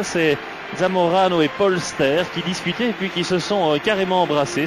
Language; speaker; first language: French; native; French